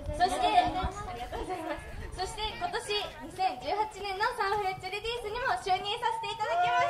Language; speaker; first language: Japanese; native; Japanese